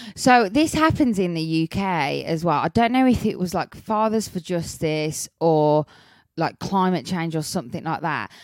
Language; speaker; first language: English; native; English